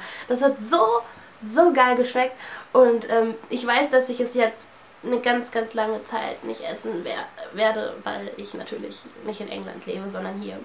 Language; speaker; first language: German; native; German